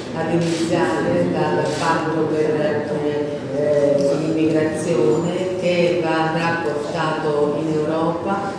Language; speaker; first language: Italian; native; Italian